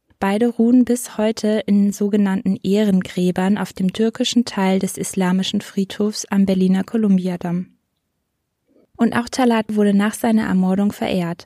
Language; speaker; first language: German; native; German